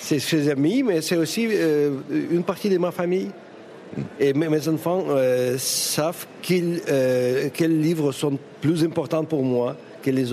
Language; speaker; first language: French; non-native, fluent; Russian